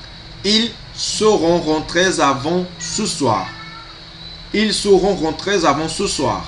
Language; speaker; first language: French; non-native, fluent; Portuguese